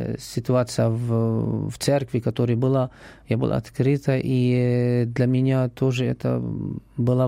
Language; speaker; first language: Russian; non-native, learner; Arabic